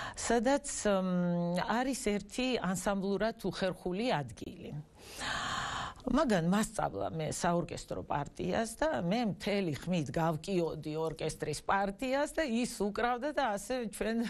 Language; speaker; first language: Georgian; non-native, local second language; Russian